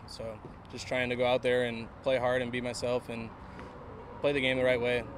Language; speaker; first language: English; native; English